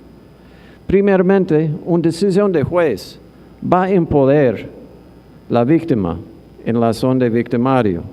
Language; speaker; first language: Spanish; non-native, fluent; English